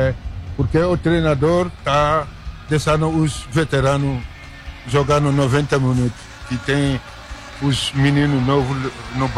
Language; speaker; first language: Portuguese; non-native, fluent; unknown